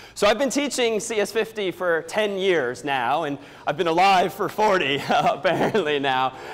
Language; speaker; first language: English; native; English